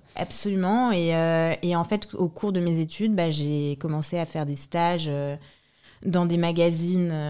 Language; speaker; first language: French; native; French